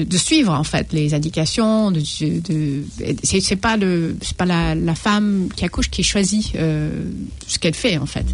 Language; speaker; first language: French; non-native, fluent; English